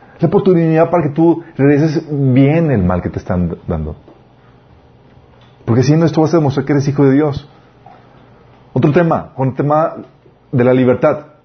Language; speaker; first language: Spanish; native; Spanish